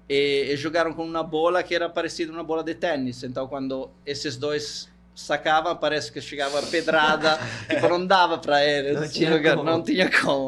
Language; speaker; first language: Portuguese; non-native, fluent; Italian